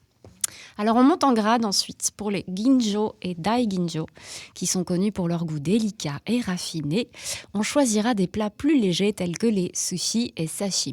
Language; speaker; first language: French; native; French